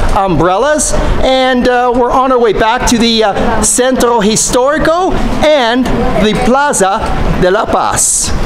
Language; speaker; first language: English; native; English